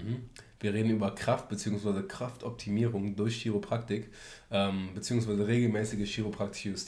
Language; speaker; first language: German; native; German